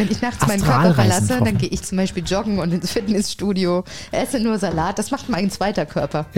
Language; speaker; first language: German; native; German